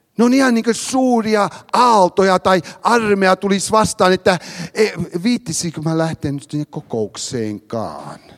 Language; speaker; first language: Finnish; early bilingual, heritage; Finnish